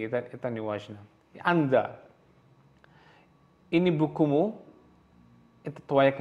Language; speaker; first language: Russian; non-native, learner; Javanese